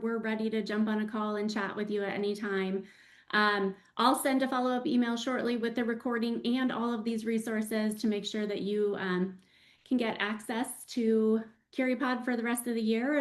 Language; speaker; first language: English; native; English